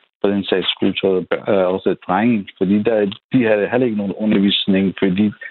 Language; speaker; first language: Danish; non-native, fluent; Persian